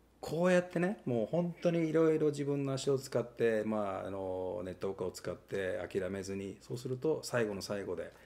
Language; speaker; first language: Japanese; native; Japanese